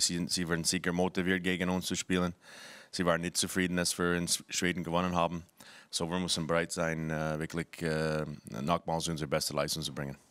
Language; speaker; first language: German; non-native, fluent; English